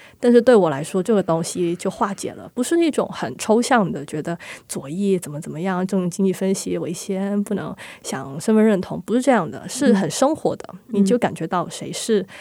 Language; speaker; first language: Chinese; non-native, local second language; Cantonese